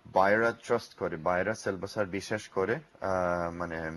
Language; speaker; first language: Bangla; non-native, learner; English